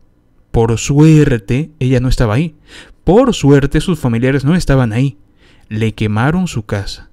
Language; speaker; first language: Spanish; native; Spanish